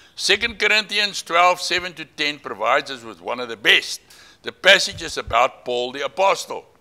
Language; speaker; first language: English; non-native, local second language; Afrikaans